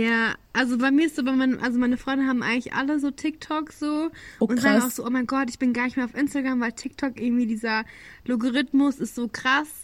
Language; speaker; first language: German; native; German